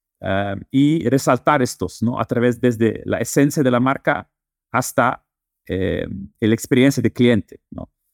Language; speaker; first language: Spanish; non-native, fluent; Dutch